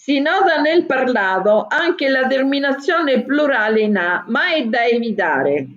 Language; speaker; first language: Italian; native; Italian